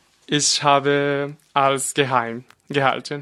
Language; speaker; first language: German; non-native, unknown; Portuguese